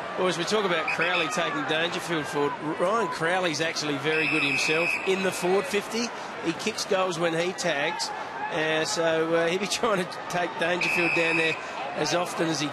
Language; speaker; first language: English; native; English